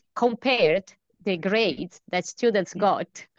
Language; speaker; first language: English; non-native, fluent; Italian